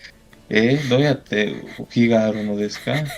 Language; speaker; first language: Japanese; non-native, fluent; Spanish